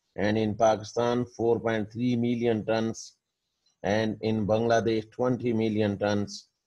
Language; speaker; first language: English; non-native, local second language; Urdu